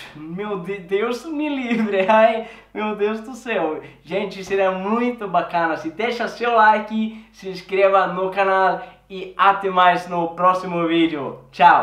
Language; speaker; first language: Portuguese; non-native, fluent; Swedish